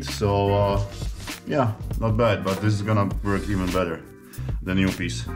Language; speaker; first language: English; non-native, fluent; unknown